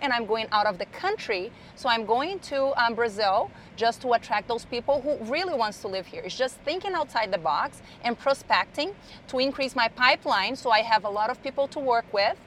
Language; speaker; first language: English; non-native, fluent; Portuguese